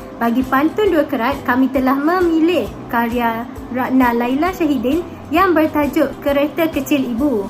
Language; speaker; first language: Malay; native; Malay